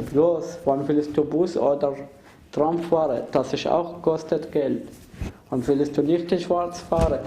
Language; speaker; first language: German; non-native, fluent; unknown